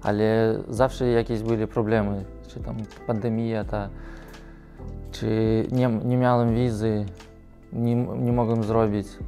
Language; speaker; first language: Polish; non-native, learner; Russian